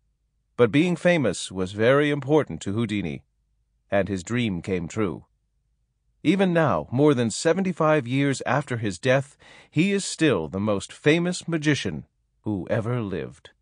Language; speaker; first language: English; native; English